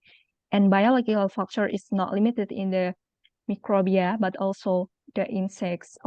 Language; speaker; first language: English; non-native, local second language; Indonesian